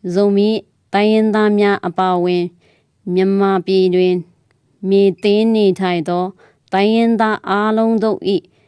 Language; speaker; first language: Burmese; non-native, local second language; Tedim Chin